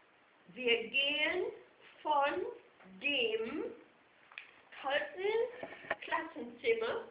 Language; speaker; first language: German; non-native, fluent; English